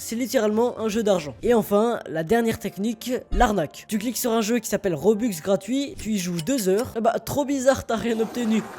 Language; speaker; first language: French; native; French